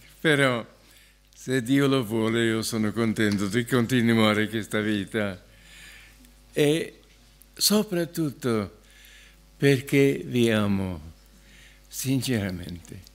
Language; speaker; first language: Italian; non-native, fluent; English